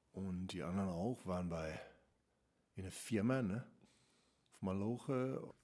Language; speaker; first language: German; native; German